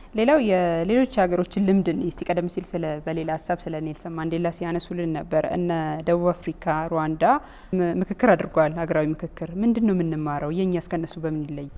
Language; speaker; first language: Amharic; native; Amharic